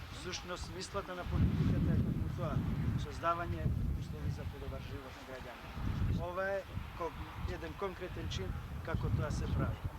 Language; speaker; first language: Macedonian; non-native, local second language; Albanian